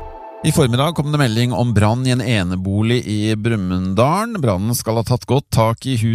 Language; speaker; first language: Norwegian; native; Norwegian